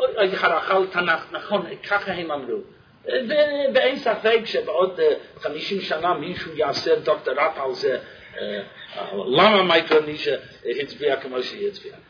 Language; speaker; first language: Hebrew; non-native, fluent; English